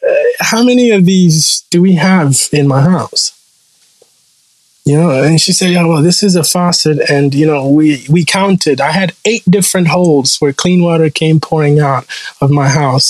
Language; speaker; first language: English; non-native, local second language; Kinyarwanda